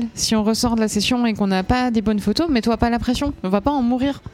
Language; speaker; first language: French; native; French